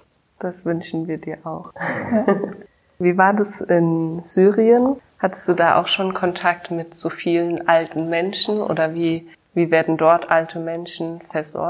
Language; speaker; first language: German; native; German